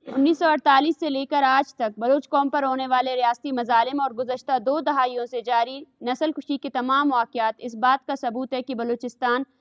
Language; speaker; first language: Urdu; non-native, local second language; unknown